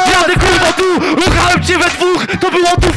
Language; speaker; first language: Polish; native; Polish